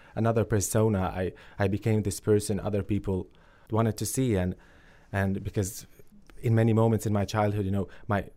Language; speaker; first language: English; early bilingual, other home language; Finnish